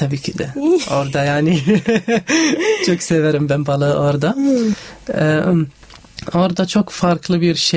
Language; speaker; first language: Turkish; non-native, fluent; Arabic